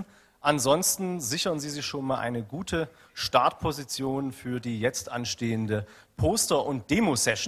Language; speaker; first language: German; native; German